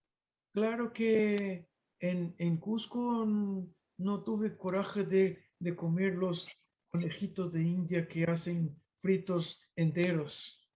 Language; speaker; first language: Spanish; non-native, fluent; Portuguese